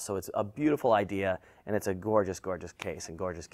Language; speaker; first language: English; native; English